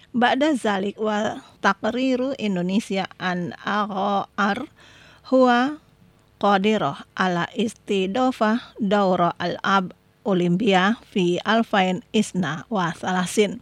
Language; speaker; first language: Arabic; non-native, fluent; Indonesian